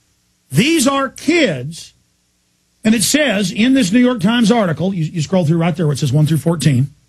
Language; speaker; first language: English; native; English